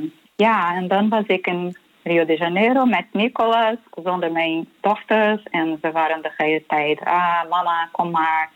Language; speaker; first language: Dutch; non-native, fluent; Portuguese